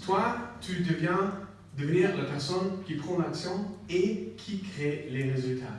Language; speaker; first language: French; non-native, learner; English